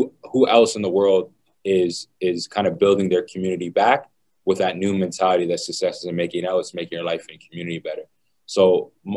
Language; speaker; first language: English; native; English